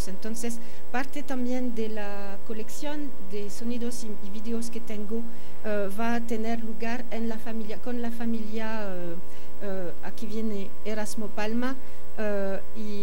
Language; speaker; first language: Spanish; non-native, fluent; French